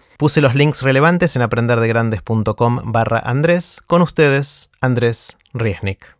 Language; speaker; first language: Spanish; native; Spanish